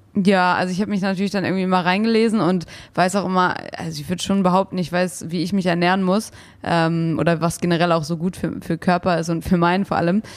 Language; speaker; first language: German; early bilingual, other home language; English